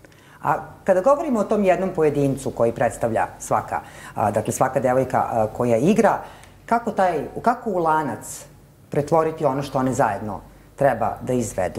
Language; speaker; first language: Serbian; native; Serbian